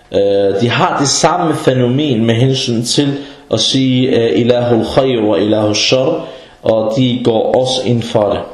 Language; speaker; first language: Danish; early bilingual, other home language; Arabic